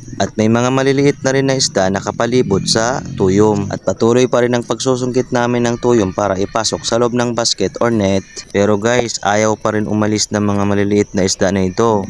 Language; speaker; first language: Filipino; non-native, local second language; Cebuano